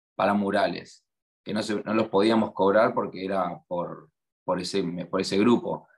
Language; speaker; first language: Spanish; native; Spanish